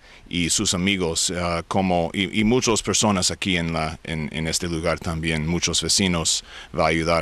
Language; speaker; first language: Spanish; non-native, learner; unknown